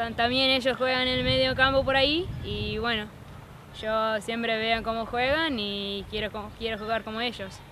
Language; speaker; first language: Spanish; non-native, fluent; English